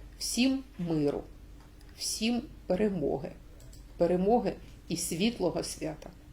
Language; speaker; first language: Ukrainian; native; Ukrainian